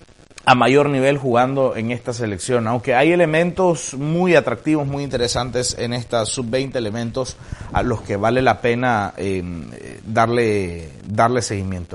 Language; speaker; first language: Spanish; native; Spanish